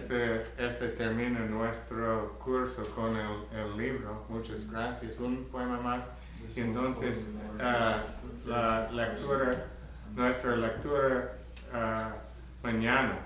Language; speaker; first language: Spanish; non-native, learner; English